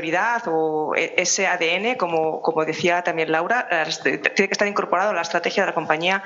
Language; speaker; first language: Spanish; native; Spanish